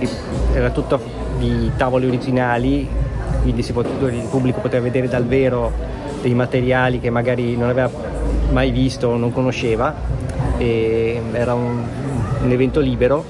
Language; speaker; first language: Italian; native; Italian